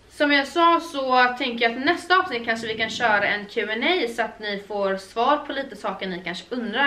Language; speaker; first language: Swedish; native; Swedish